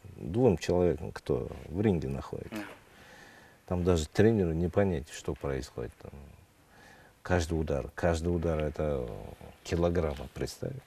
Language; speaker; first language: Russian; non-native, local second language; Kyrgyz